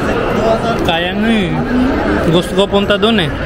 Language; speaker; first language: Filipino; non-native, learner; Hindi